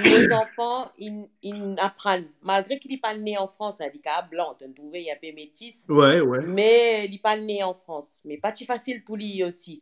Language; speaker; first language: French; non-native, local second language; Morisyen